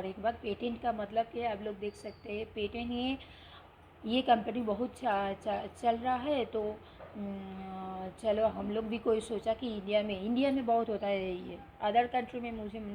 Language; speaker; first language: Hindi; non-native, local second language; Bangla